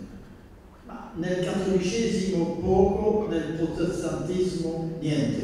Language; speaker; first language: Italian; non-native, fluent; Dutch